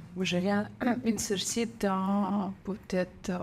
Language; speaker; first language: French; non-native, learner; Ukrainian